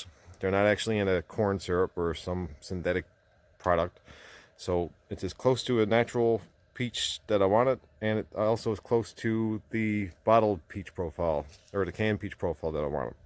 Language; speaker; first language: English; native; English